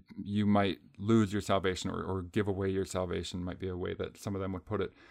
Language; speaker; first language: English; native; English